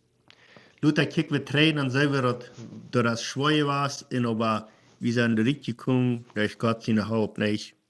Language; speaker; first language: German; non-native, learner; Plautdietsch